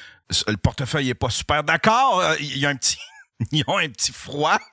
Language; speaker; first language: French; native; French